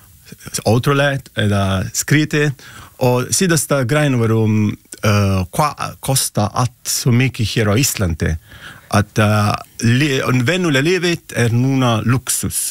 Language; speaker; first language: Icelandic; non-native, learner; Italian